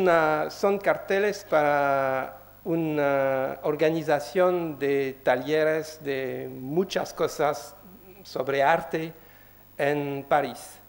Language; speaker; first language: Spanish; non-native, learner; French